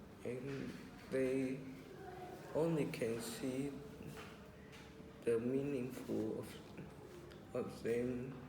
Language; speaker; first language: English; non-native, learner; Vietnamese